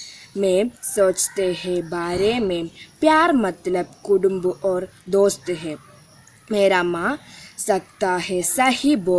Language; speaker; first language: Hindi; non-native, local second language; Malayalam